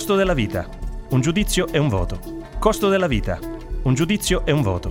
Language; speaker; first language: Italian; native; Italian